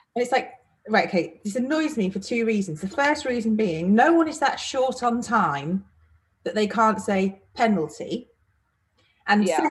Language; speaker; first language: English; native; English